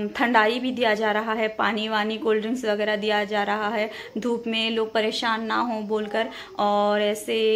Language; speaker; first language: Hindi; native; Hindi